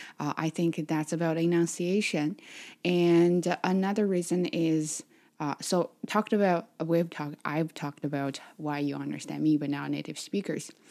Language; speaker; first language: English; non-native, fluent; Chinese